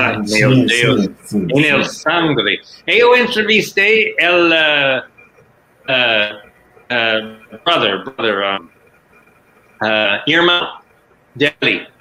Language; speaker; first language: Portuguese; non-native, learner; English